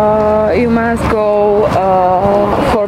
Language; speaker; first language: English; non-native, learner; Slovak